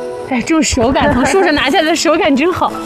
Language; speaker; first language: Chinese; native; Chinese